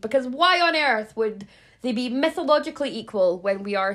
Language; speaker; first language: English; native; English